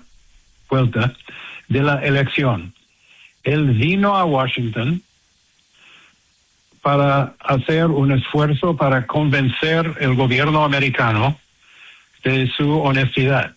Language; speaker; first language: Spanish; non-native, learner; English